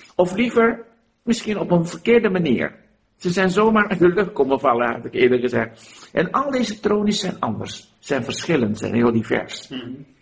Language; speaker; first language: Dutch; native; Dutch